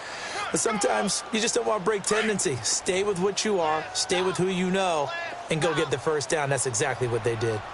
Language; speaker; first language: English; native; English